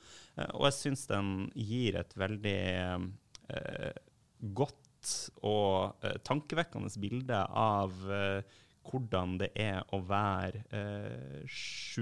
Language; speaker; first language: Norwegian; native; Norwegian